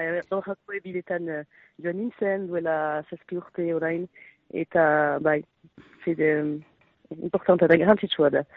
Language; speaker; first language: Basque; non-native, local second language; French